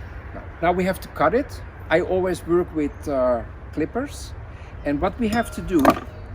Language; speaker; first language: English; non-native, fluent; Dutch